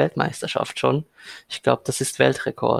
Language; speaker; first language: German; native; German